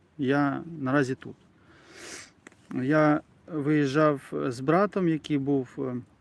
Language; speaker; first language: Ukrainian; non-native, local second language; Russian